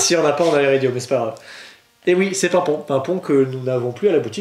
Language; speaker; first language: French; native; French